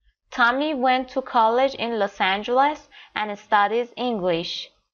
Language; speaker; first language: English; non-native, fluent; Persian